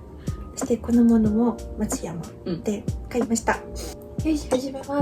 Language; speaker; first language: Japanese; non-native, learner; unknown